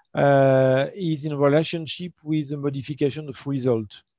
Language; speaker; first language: English; non-native, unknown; French